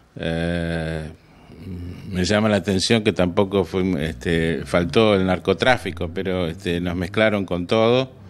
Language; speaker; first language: Spanish; native; Spanish